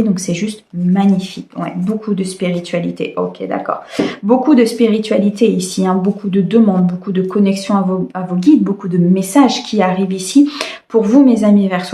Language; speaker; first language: French; native; French